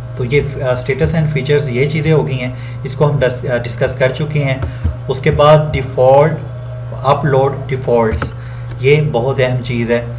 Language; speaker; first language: Urdu; native; Urdu